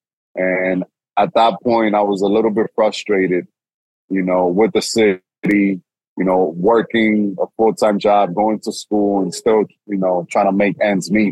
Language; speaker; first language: English; early bilingual, other home language; Spanish